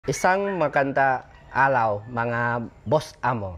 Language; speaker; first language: Filipino; non-native, learner; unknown